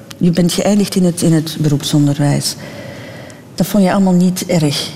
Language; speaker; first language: Dutch; native; Dutch